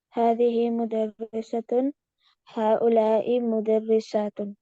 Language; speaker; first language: Arabic; non-native, learner; Urdu